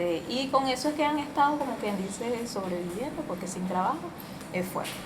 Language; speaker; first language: Spanish; native; Spanish